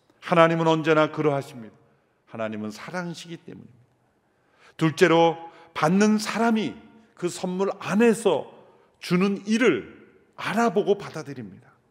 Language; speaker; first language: Korean; native; Korean